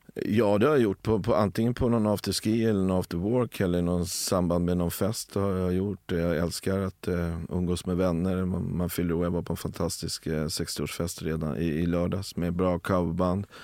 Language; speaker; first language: Swedish; native; Swedish